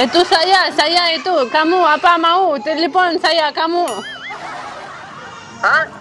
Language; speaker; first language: Indonesian; non-native, learner; Russian